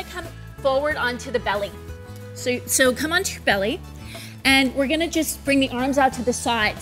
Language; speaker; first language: English; native; English